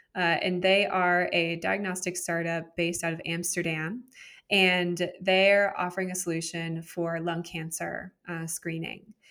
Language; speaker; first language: English; native; English